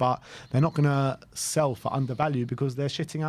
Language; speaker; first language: English; native; English